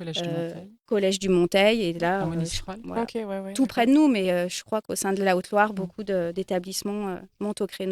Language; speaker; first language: French; native; French